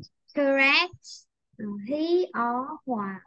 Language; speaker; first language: English; non-native, fluent; Vietnamese